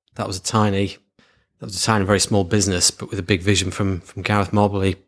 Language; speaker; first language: English; native; English